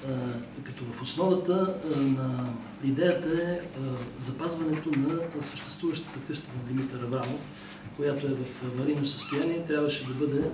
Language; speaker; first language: Bulgarian; native; Bulgarian